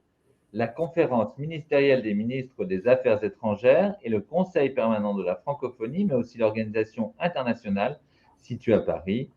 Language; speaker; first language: French; native; French